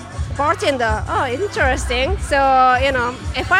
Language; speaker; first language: English; non-native, learner; Japanese